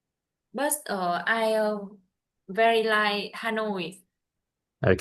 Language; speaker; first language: English; non-native, learner; Vietnamese